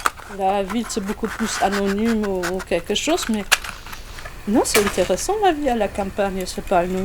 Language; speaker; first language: French; non-native, fluent; German